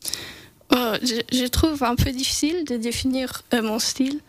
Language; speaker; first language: French; non-native, local second language; English